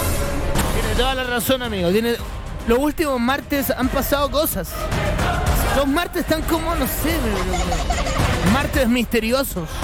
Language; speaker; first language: Spanish; native; Spanish